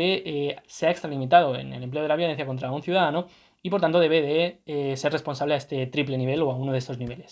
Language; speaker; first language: Spanish; native; Spanish